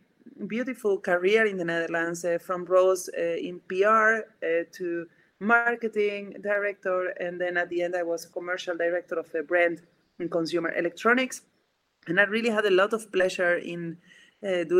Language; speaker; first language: English; non-native, fluent; Spanish